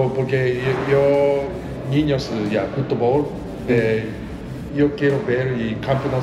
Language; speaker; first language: Spanish; non-native, learner; Japanese